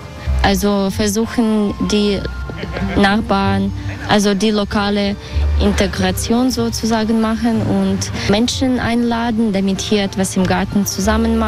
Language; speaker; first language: German; non-native, fluent; Belarusian